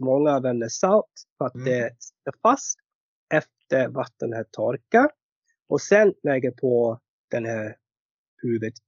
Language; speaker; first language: Swedish; non-native, fluent; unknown